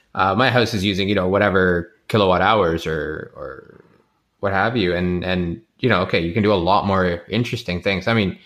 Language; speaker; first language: English; native; English